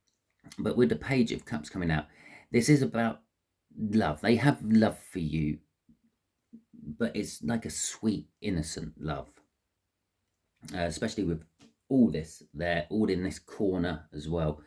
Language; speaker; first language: English; native; English